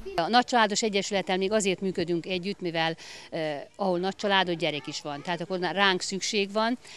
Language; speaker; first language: Hungarian; native; Hungarian